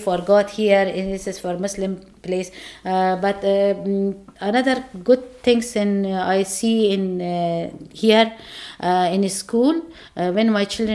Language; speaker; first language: English; non-native, learner; Persian